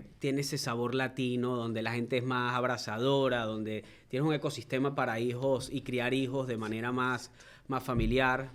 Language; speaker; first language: Spanish; native; Spanish